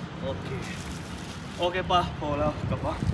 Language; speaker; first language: Thai; non-native, learner; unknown